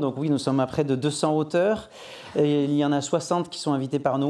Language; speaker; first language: French; native; French